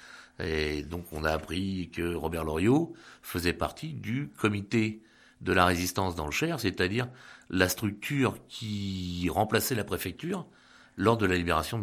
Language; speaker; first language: French; native; French